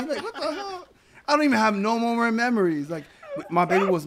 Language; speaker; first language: English; early bilingual, other home language; Spanish